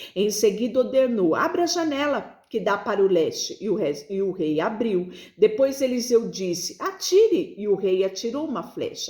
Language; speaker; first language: Portuguese; native; Portuguese